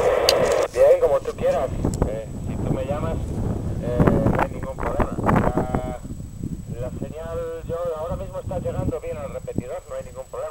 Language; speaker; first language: Spanish; native; Spanish